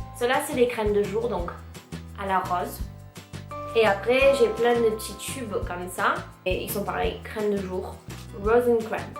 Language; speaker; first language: French; non-native, fluent; English